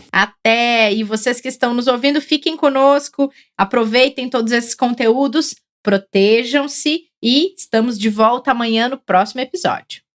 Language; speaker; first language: Portuguese; native; Portuguese